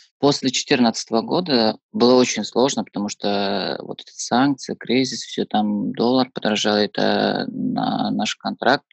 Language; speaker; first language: Russian; non-native, fluent; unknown